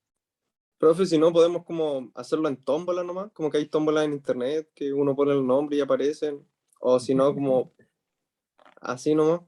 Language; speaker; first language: Spanish; native; Spanish